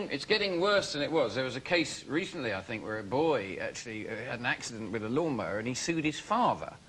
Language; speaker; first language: English; native; English